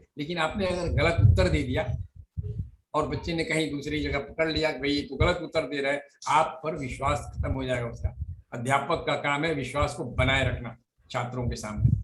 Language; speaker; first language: Hindi; native; Hindi